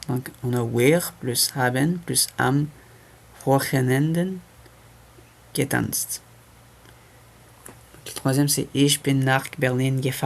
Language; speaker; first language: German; non-native, fluent; French